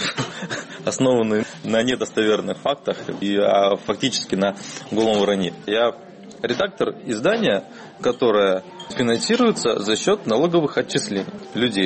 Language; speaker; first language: Russian; native; Russian